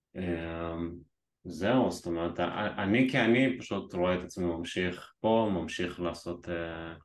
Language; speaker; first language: Hebrew; native; Hebrew